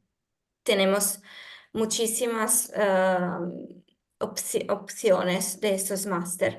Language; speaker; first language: Spanish; non-native, fluent; Italian